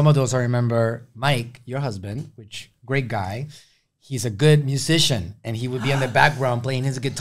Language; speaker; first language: English; native; English